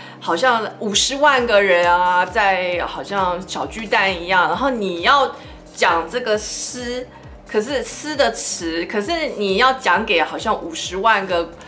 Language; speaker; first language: Chinese; early bilingual, heritage; Chinese